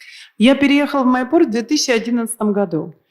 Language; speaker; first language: Russian; native; Russian